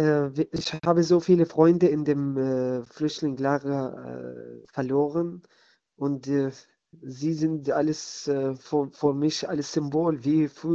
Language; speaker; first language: German; non-native, learner; Arabic